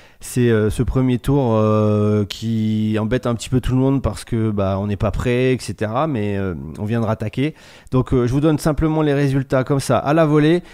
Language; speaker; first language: French; native; French